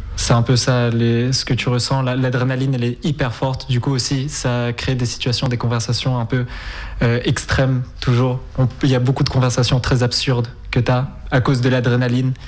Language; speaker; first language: French; non-native, fluent; Spanish